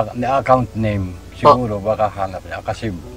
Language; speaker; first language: Filipino; non-native, learner; Japanese